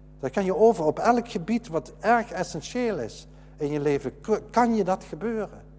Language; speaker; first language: Dutch; native; Dutch